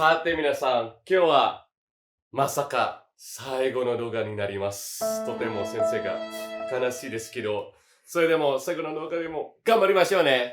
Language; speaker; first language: Japanese; non-native, fluent; Indonesian